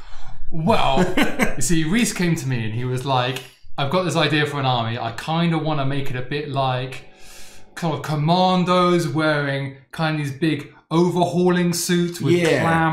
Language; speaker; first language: English; native; English